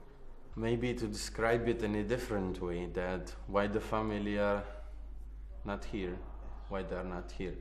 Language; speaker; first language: English; non-native, fluent; Arabic